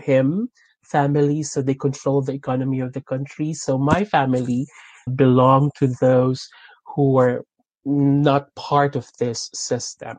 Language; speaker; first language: English; non-native, local second language; Filipino